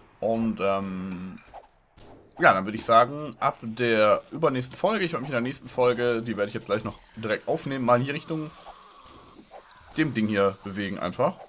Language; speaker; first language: German; native; German